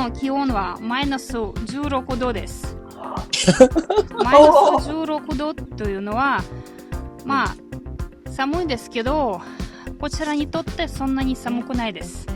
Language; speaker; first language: Japanese; non-native, fluent; Russian